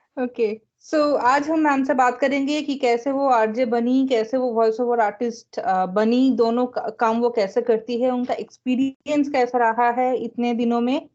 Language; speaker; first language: Hindi; native; Hindi